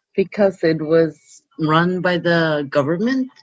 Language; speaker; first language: English; non-native, fluent; Cree